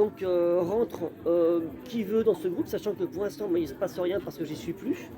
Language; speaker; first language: French; native; French